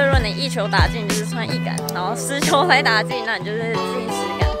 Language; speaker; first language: Chinese; native; Chinese